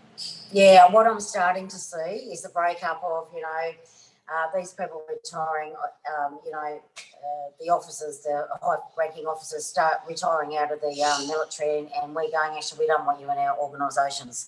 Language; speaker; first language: English; native; English